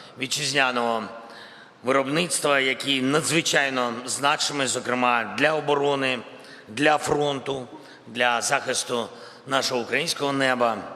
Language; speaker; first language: Ukrainian; non-native, local second language; Russian